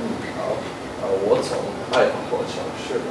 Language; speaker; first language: Chinese; non-native, learner; English